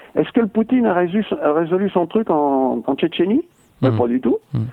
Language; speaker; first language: French; native; French